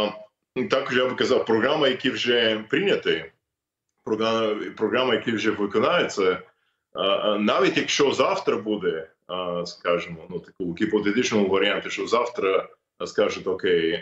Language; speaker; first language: Ukrainian; non-native, fluent; English